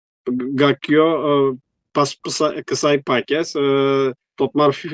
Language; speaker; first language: Albanian; non-native, fluent; Turkish